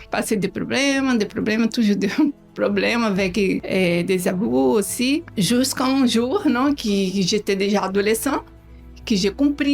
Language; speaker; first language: French; non-native, learner; Portuguese